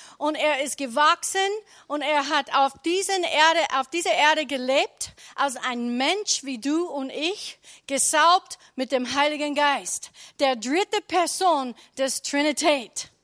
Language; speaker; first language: German; non-native, learner; English